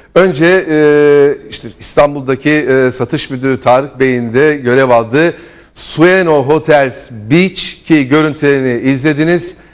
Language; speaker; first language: Turkish; native; Turkish